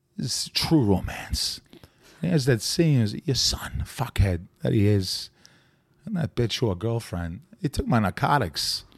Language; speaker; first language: English; native; English